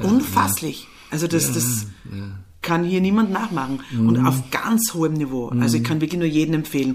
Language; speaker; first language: German; native; German